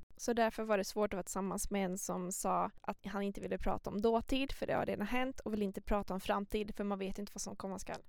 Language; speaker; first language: Swedish; early bilingual, other home language; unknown